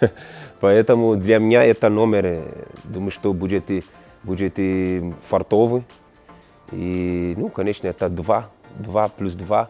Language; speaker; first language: Russian; non-native, learner; Portuguese